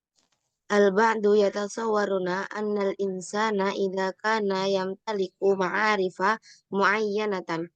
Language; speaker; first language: Arabic; non-native, learner; Indonesian